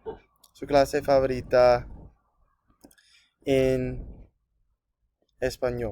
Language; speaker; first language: Spanish; non-native, learner; English